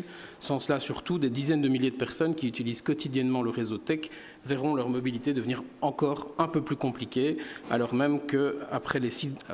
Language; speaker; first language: French; native; French